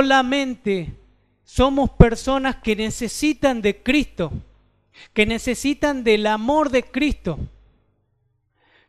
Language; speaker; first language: Spanish; native; Spanish